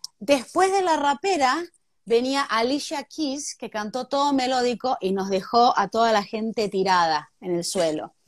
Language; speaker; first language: Spanish; native; Spanish